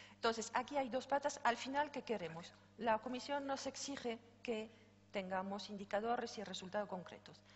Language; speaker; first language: Spanish; non-native, fluent; French